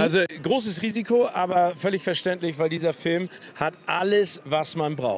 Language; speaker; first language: German; native; German